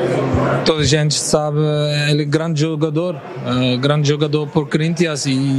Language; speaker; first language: Portuguese; non-native, learner; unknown